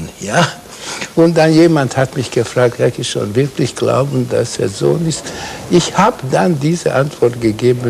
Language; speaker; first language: German; non-native, fluent; Hungarian